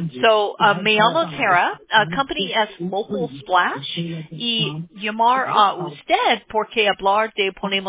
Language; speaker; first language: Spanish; non-native, learner; English